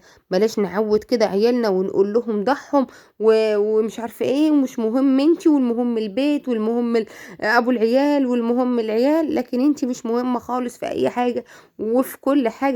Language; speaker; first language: Arabic; native; Arabic